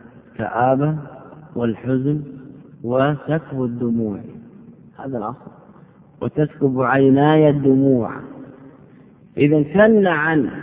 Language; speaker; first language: Arabic; native; Arabic